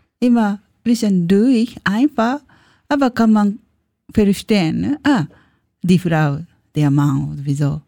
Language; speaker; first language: German; non-native, learner; Japanese